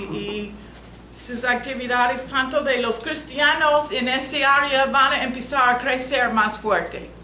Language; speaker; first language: Spanish; non-native, learner; English